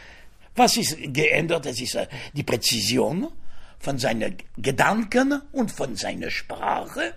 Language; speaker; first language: German; non-native, fluent; French